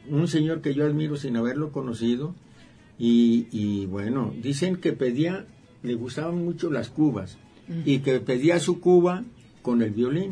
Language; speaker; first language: Spanish; native; Spanish